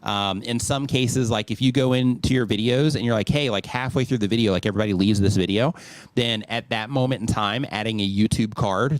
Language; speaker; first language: English; native; English